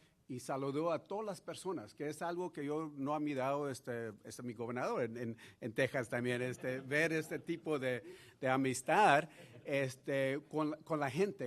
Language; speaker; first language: Spanish; early bilingual, heritage; Spanish